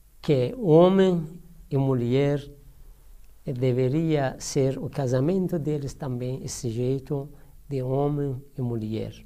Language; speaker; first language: Portuguese; non-native, learner; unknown